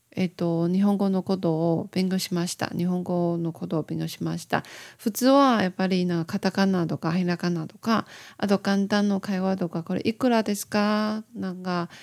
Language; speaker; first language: Japanese; non-native, learner; Chinese